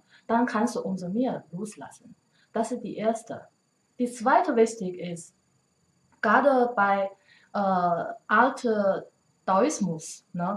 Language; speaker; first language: German; non-native, learner; Chinese